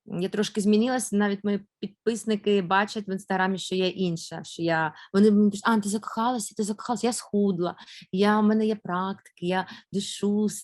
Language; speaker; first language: Ukrainian; non-native, local second language; Russian